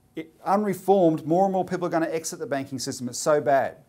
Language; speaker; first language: English; native; English